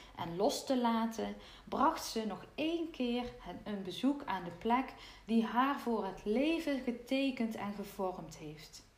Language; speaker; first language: Dutch; native; Dutch